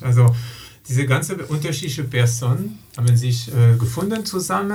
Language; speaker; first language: German; non-native, learner; French